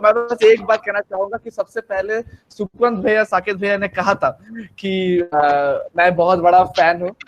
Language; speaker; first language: Hindi; non-native, local second language; Bangla